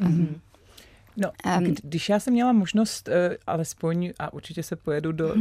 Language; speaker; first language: Czech; native; Czech